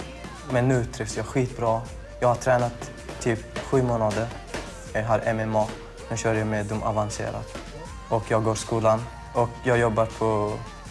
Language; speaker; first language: Swedish; non-native, fluent; Persian